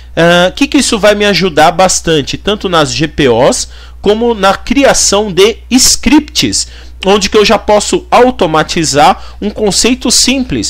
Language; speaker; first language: Portuguese; native; Portuguese